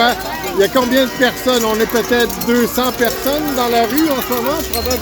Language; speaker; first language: French; native; French